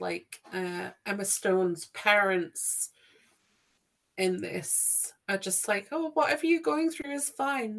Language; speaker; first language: English; native; English